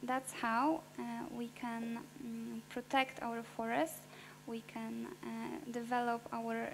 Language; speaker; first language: English; non-native, fluent; Polish